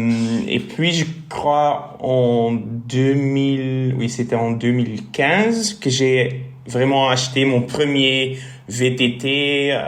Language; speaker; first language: French; non-native, local second language; Dutch